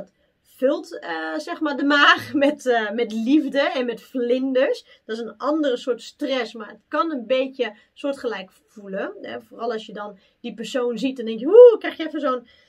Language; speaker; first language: Dutch; native; Dutch